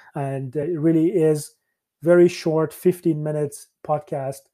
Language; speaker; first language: English; early bilingual, other home language; Persian